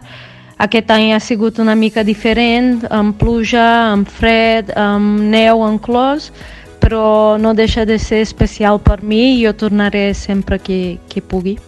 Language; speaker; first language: Catalan; non-native, fluent; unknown